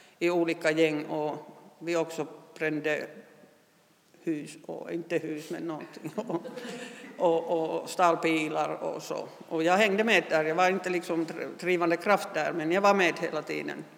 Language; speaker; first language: Swedish; non-native, fluent; Finnish